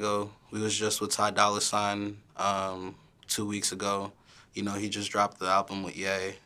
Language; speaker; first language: English; early bilingual, other home language; Haitian Creole